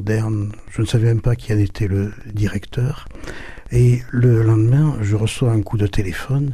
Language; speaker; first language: French; native; French